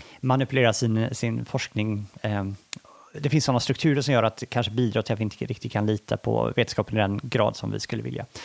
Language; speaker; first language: Swedish; native; Swedish